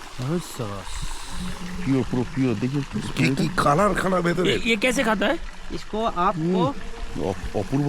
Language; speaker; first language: Hindi; non-native, local second language; Nepali